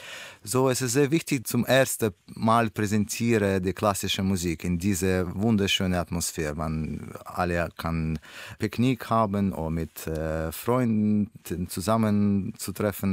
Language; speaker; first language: German; non-native, learner; Russian